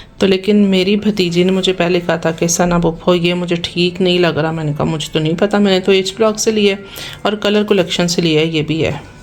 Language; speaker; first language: Urdu; native; Urdu